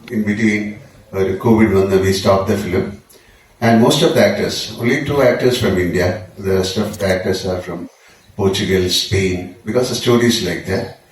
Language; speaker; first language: English; non-native, local second language; Malayalam